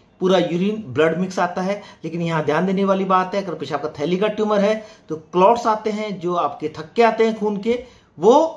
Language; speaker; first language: Hindi; native; Hindi